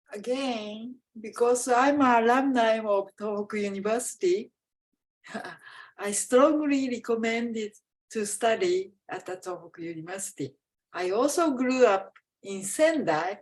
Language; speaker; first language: English; non-native, fluent; Japanese